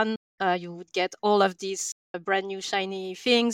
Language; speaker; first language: English; non-native, fluent; French